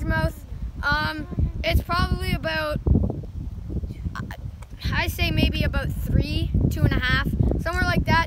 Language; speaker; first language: English; native; English